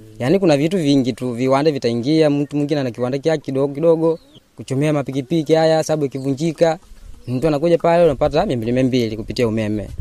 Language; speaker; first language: Swahili; non-native, local second language; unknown